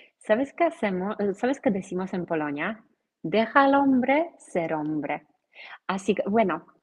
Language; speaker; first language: Spanish; non-native, fluent; Polish